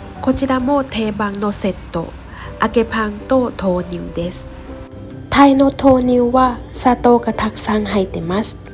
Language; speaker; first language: Japanese; non-native, fluent; Thai